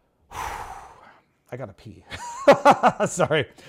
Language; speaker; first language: English; native; English